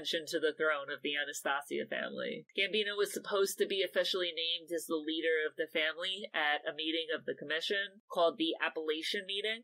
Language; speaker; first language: English; native; English